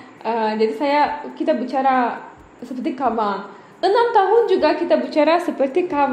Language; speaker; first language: Indonesian; non-native, learner; Turkish